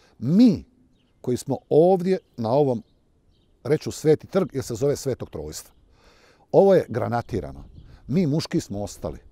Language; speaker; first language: Croatian; native; Croatian